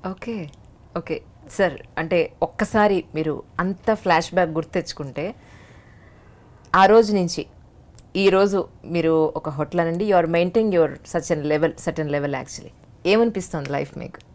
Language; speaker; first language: Telugu; native; Telugu